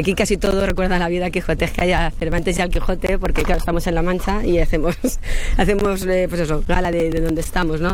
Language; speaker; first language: Spanish; native; Spanish